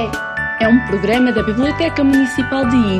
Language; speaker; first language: Portuguese; native; Portuguese